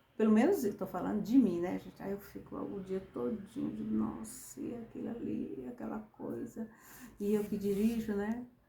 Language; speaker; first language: Portuguese; native; Portuguese